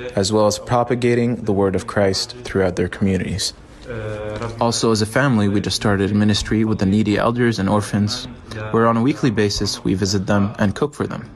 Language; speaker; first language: English; non-native, fluent; Arabic